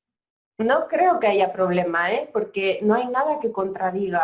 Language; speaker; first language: Spanish; native; Spanish